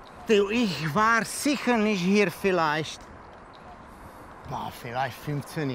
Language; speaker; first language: German; non-native, learner; Czech